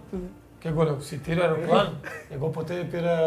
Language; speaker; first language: Greek; non-native, fluent; Portuguese